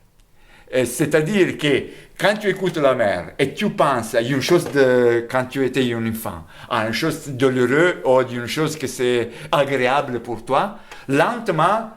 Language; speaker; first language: French; non-native, fluent; Italian